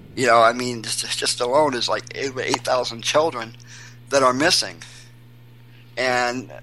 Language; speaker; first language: English; native; English